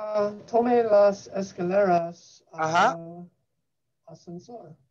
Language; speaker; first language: Spanish; non-native, learner; English